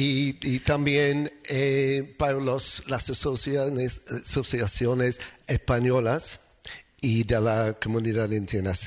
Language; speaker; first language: Spanish; non-native, fluent; English